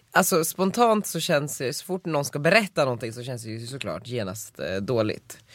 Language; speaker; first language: Swedish; native; Swedish